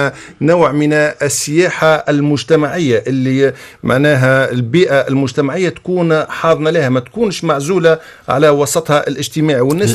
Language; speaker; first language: Arabic; native; Arabic